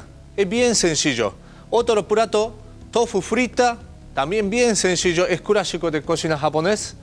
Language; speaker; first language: Spanish; non-native, learner; Japanese